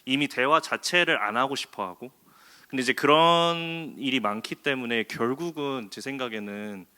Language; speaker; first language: Korean; early bilingual, heritage; Korean